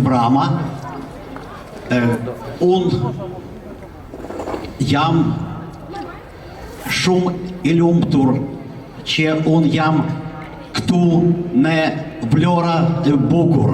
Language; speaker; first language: Albanian; non-native, learner; Ukrainian